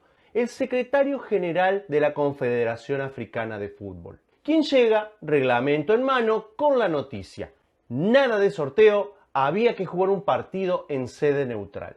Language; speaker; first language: Spanish; native; Spanish